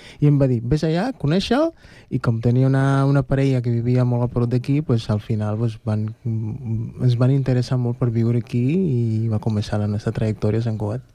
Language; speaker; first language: Catalan; non-native, fluent; Spanish